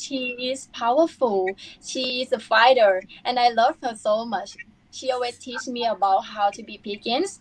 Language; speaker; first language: English; non-native, learner; Thai